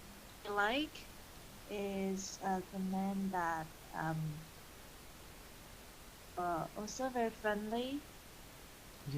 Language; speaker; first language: English; non-native, learner; Vietnamese